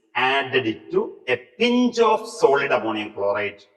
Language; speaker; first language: English; non-native, local second language; Malayalam